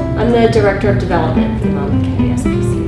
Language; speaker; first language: English; native; English